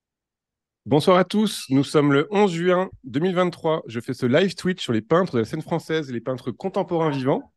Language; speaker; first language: French; native; French